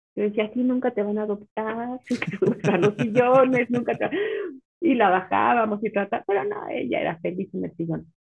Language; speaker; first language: Spanish; native; Spanish